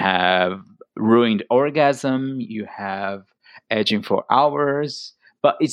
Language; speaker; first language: English; non-native, fluent; Portuguese